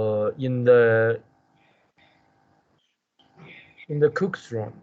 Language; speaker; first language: English; non-native, learner; Chinese